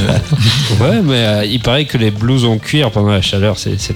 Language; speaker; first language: French; native; French